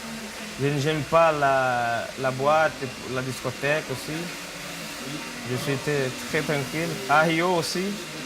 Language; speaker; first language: French; non-native, learner; Portuguese